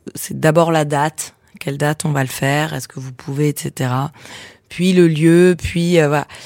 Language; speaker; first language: French; early bilingual, heritage; Spanish